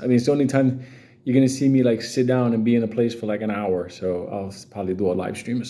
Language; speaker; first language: English; native; English